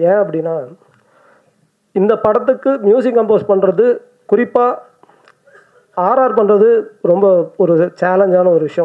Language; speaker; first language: Tamil; native; Tamil